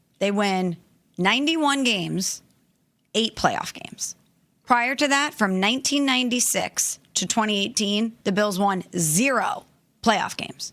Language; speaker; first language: English; native; English